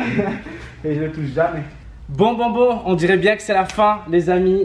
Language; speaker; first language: French; native; French